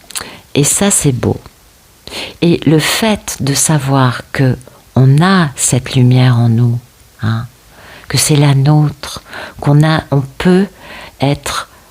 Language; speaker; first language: French; native; French